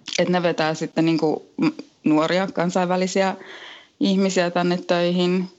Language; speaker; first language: Finnish; native; Finnish